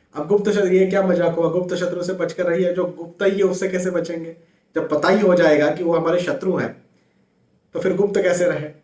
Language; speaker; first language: Hindi; native; Hindi